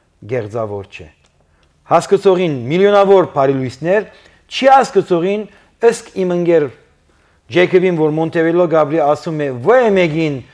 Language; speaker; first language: Armenian; early bilingual, heritage; Armenian